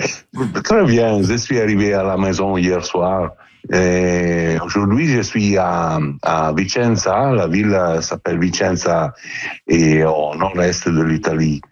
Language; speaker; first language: French; non-native, learner; Italian